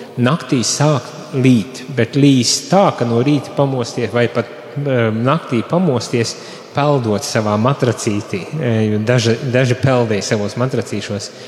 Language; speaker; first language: Latvian; native; Latvian